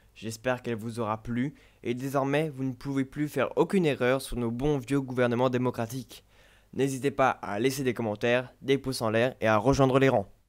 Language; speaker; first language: French; native; French